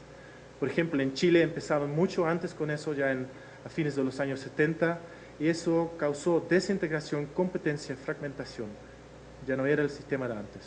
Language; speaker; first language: Spanish; non-native, fluent; Dutch